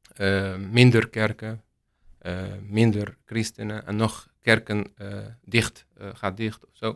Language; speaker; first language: Dutch; non-native, learner; Arabic